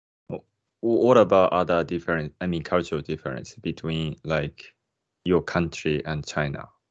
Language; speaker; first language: English; non-native, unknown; Japanese